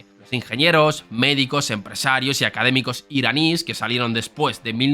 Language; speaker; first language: Spanish; native; Spanish